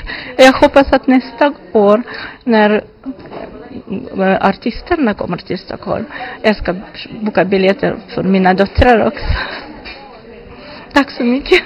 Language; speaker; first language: Swedish; non-native, fluent; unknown